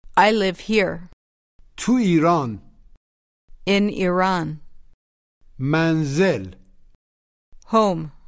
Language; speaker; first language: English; non-native, fluent; Persian